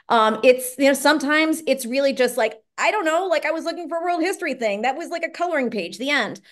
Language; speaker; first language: English; native; English